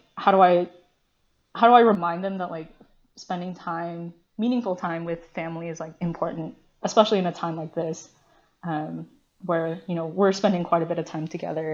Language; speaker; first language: English; early bilingual, other home language; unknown